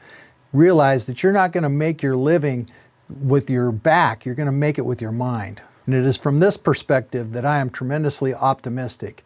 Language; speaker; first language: English; native; English